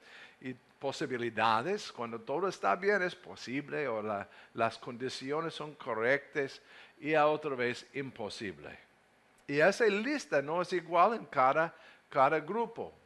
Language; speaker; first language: Spanish; non-native, learner; English